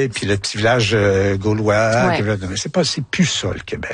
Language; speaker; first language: French; native; French